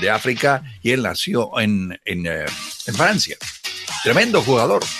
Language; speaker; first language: Spanish; native; Spanish